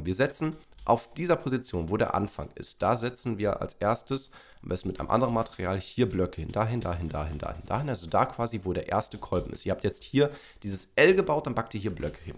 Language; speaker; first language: German; native; German